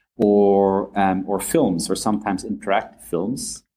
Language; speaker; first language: English; non-native, fluent; German